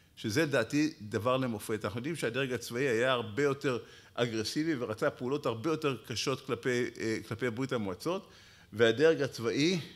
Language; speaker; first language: Hebrew; native; Hebrew